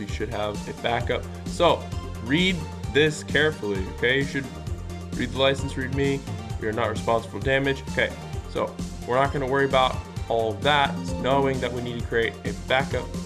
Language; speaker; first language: English; native; English